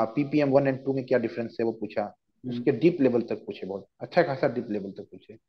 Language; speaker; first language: Hindi; native; Hindi